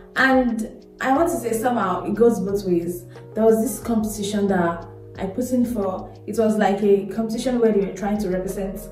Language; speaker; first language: English; non-native, local second language; Yoruba